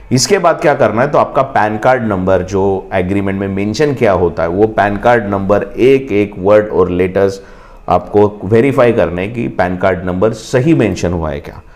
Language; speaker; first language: Hindi; non-native, local second language; Marathi